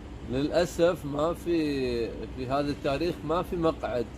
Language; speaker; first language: Arabic; non-native, fluent; Urdu